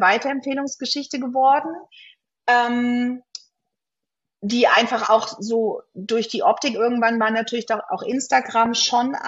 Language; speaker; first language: German; native; German